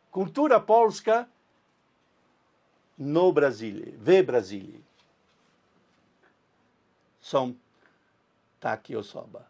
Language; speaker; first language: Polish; non-native, learner; Portuguese